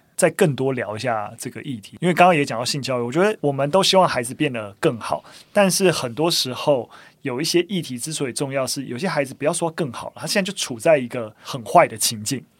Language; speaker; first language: Chinese; native; Chinese